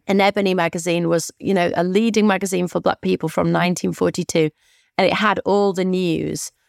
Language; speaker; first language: English; native; English